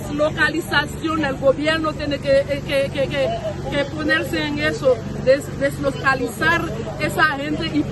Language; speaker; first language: Spanish; non-native, fluent; Haitian Creole